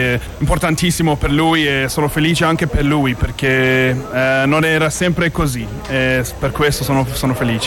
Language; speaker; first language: Italian; non-native, fluent; English